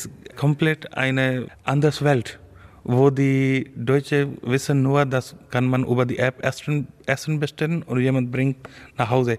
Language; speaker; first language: German; non-native, learner; Urdu